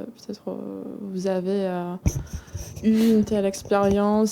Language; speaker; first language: French; non-native, fluent; Russian